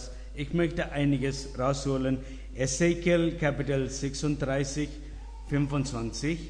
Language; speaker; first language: German; non-native, learner; Tamil